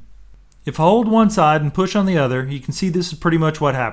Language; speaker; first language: English; native; English